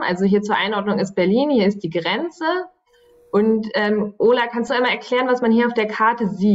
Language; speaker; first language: German; native; German